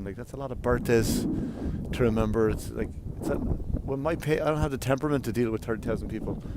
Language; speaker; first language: English; native; English